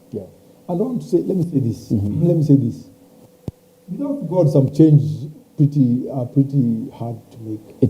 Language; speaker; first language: English; non-native, local second language; Swahili